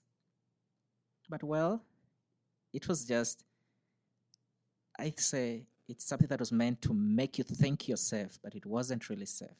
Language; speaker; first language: English; non-native, local second language; Acoli